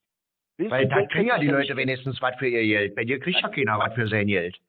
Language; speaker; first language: German; native; German